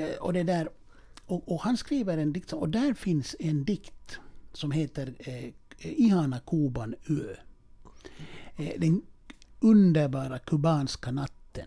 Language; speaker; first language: Swedish; native; Swedish